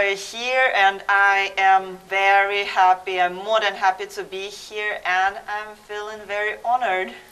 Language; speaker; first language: English; non-native, fluent; Russian